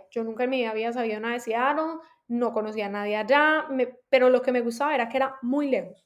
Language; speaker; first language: Spanish; native; Spanish